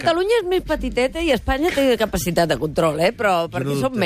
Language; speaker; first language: Catalan; native; Catalan